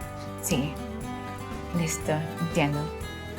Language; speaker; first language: Spanish; non-native, fluent; Thai